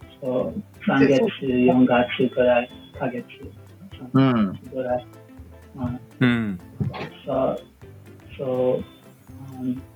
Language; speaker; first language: Japanese; non-native, learner; English